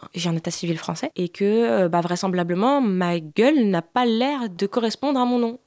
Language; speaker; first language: French; native; French